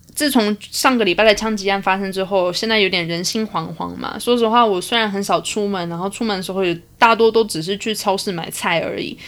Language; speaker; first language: Chinese; early bilingual, heritage; Chinese